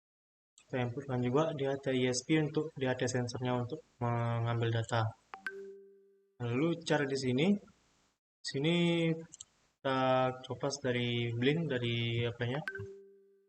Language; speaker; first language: Indonesian; native; Indonesian